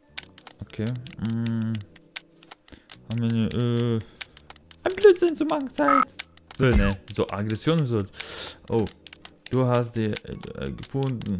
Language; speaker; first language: German; non-native, learner; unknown